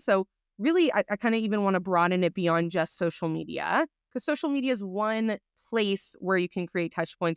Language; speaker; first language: English; native; English